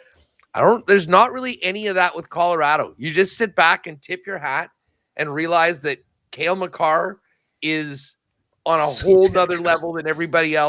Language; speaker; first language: English; native; English